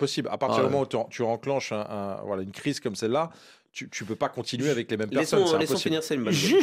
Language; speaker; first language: French; native; French